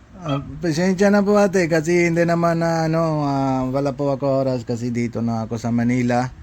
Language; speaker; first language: Filipino; non-native, learner; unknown